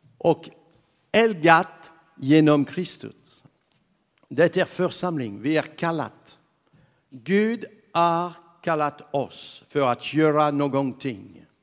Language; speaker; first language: Swedish; non-native, fluent; French